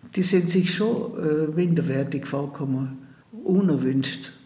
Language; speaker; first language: German; native; German